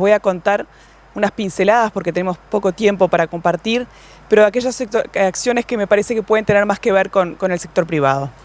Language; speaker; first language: Spanish; native; Spanish